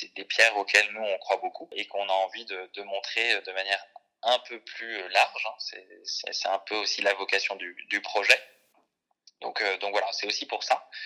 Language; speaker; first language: French; native; French